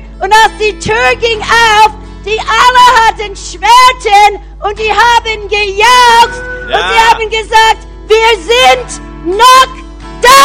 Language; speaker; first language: German; non-native, fluent; English